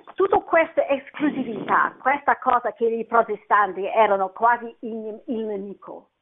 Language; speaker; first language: Italian; non-native, fluent; English